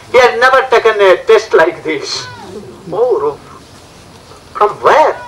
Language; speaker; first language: English; non-native, learner; Bangla